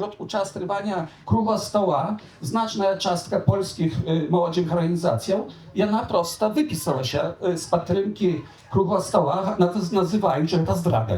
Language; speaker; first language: Polish; non-native, local second language; Belarusian